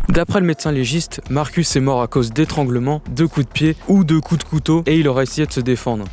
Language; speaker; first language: French; native; French